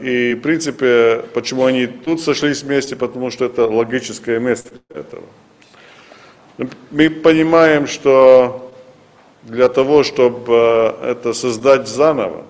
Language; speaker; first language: Russian; native; Russian